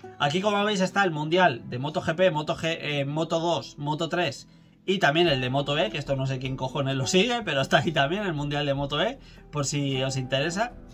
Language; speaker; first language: Spanish; native; Spanish